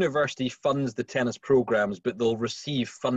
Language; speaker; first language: English; native; English